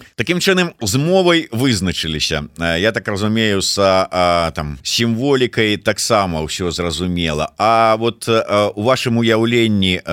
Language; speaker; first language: Belarusian; non-native, local second language; Russian